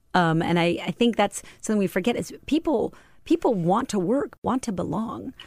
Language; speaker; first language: English; native; English